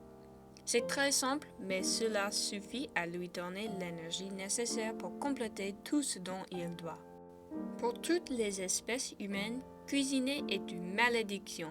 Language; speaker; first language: French; non-native, fluent; English